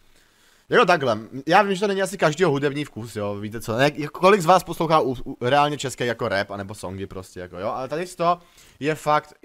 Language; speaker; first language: Czech; native; Czech